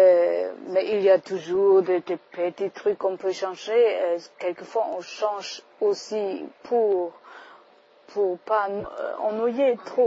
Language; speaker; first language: French; non-native, fluent; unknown